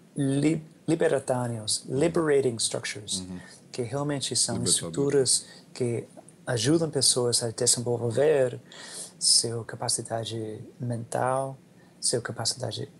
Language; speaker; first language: Portuguese; non-native, learner; English